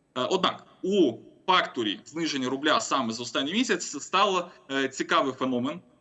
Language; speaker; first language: Ukrainian; non-native, local second language; Russian